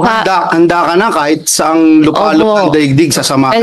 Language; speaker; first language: Filipino; native; Filipino